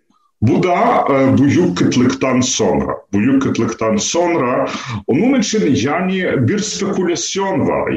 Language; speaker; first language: Turkish; non-native, fluent; Ukrainian